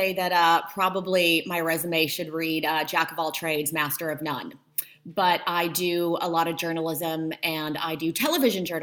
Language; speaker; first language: English; early bilingual, other home language; Polish